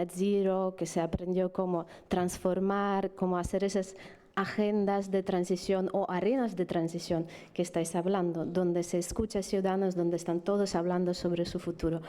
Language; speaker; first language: Spanish; non-native, fluent; Ukrainian